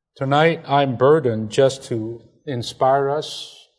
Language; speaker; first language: English; non-native, fluent; Chinese